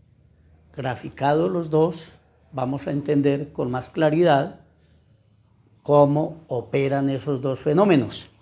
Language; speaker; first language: Spanish; native; Spanish